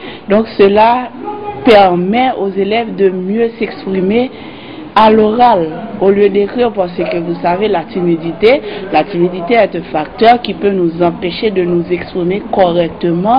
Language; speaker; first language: French; non-native, local second language; Haitian Creole